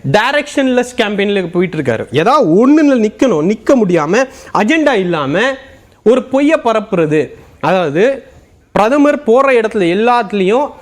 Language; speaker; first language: Tamil; native; Tamil